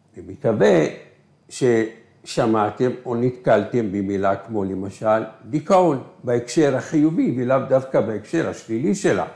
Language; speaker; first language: Hebrew; non-native, local second language; Arabic